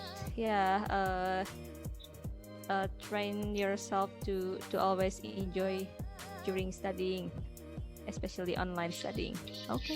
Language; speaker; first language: English; non-native, fluent; Indonesian